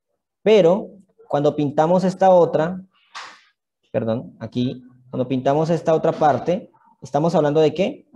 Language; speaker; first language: Spanish; native; Spanish